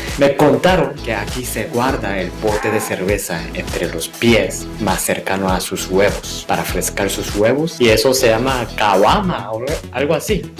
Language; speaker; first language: Spanish; non-native, fluent; Korean